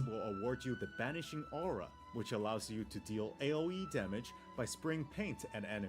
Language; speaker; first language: English; native; English